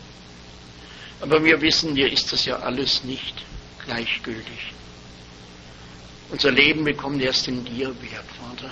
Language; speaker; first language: German; native; German